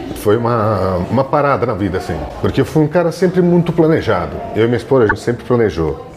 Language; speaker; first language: Portuguese; native; Portuguese